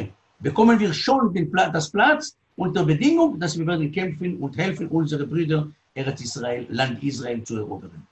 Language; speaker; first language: German; non-native, learner; Hebrew